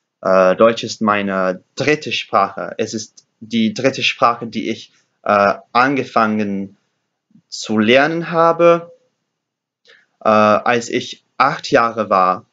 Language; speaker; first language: German; non-native, learner; English